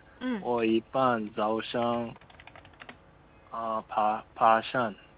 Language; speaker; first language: Chinese; non-native, learner; Korean